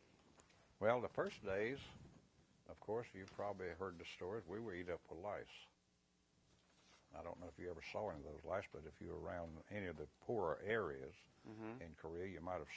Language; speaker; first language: English; native; English